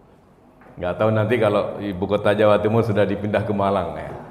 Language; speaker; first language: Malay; non-native, local second language; Javanese